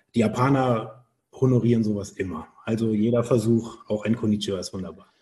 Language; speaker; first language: German; native; German